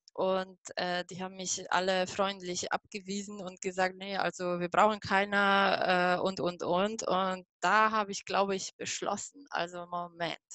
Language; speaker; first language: German; non-native, fluent; Polish